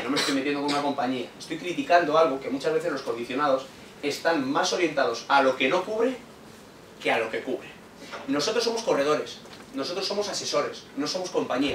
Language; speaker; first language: Spanish; native; Spanish